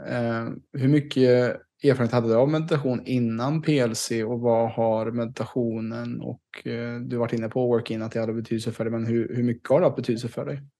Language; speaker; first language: Swedish; native; Swedish